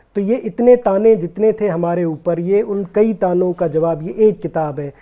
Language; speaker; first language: Urdu; non-native, local second language; Baluchi